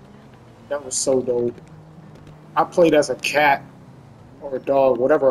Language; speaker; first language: English; native; English